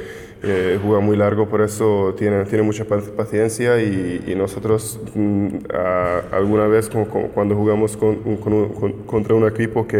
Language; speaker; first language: Spanish; non-native, fluent; Hungarian